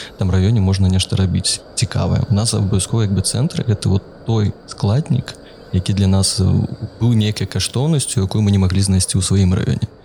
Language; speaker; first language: Belarusian; non-native, local second language; Russian